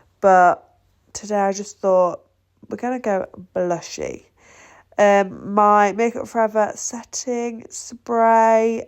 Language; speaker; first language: English; native; English